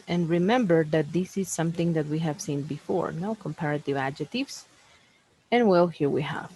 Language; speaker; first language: English; non-native, fluent; Spanish